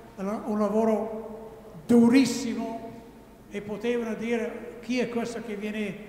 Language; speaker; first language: Italian; non-native, fluent; English